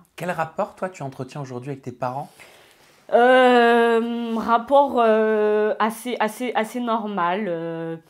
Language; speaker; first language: French; native; French